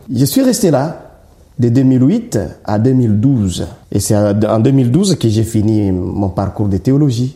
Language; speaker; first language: French; non-native, local second language; Swahili